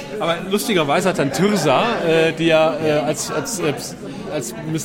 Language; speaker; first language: German; native; German